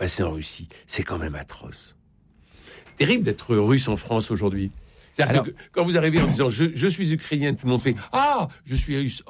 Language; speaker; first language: French; native; French